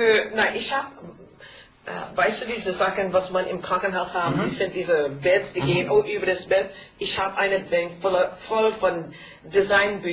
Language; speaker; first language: German; non-native, learner; English